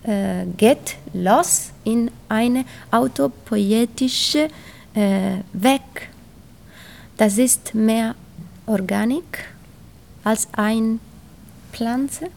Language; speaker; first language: German; non-native, learner; Italian